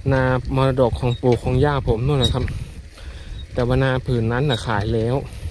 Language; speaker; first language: Thai; non-native, local second language; Northeastern Thai